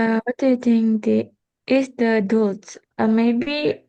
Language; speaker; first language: English; non-native, learner; Indonesian